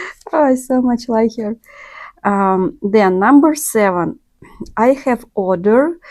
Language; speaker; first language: English; non-native, learner; Russian